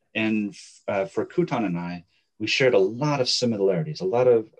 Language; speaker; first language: English; native; English